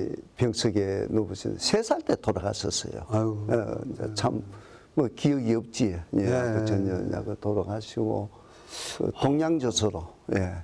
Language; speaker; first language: Korean; native; Korean